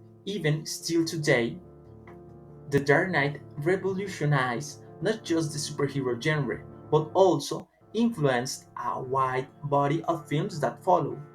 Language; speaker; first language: English; non-native, learner; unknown